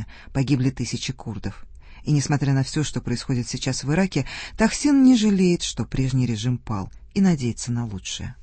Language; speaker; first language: Russian; native; Russian